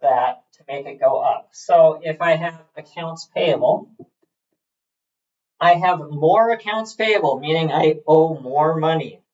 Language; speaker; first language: English; native; English